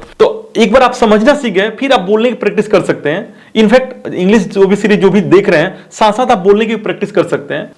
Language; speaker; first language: Hindi; native; Hindi